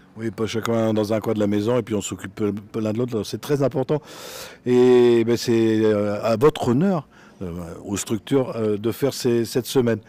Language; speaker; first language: French; native; French